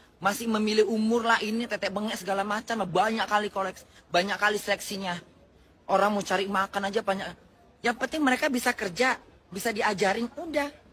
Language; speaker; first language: Indonesian; native; Indonesian